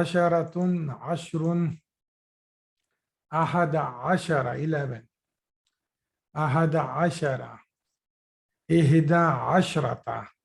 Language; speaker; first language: Arabic; non-native, fluent; Urdu